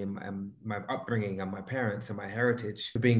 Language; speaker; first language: English; native; English